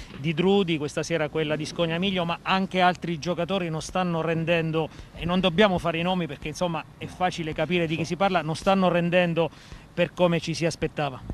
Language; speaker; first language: Italian; native; Italian